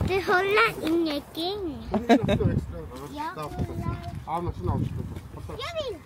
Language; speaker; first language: Swedish; early bilingual, other home language; Mongolian